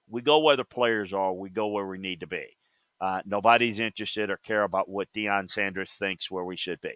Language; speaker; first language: English; native; English